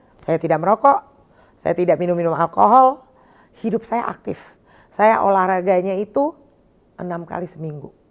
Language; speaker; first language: Indonesian; native; Indonesian